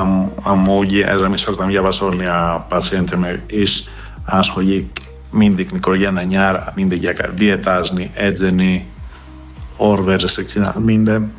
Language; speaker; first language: Hungarian; non-native, fluent; Greek